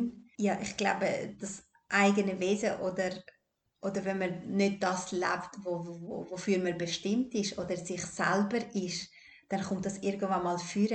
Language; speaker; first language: German; early bilingual, other home language; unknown